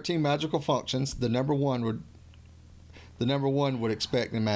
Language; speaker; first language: English; native; English